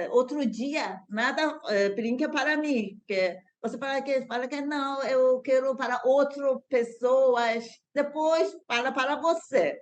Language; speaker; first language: Portuguese; non-native, learner; Persian